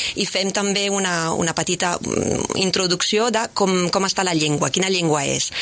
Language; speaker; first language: Catalan; non-native, fluent; French